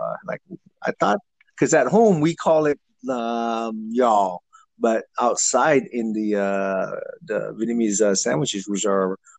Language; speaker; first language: English; early bilingual, other home language; Vietnamese